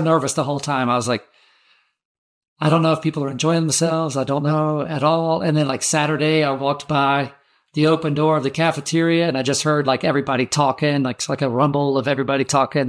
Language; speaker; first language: English; native; English